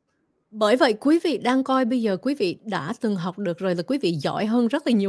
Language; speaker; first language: Vietnamese; early bilingual, heritage; Vietnamese